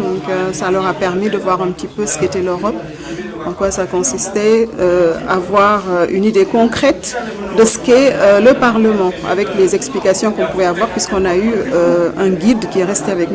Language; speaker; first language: French; non-native, local second language; Wolof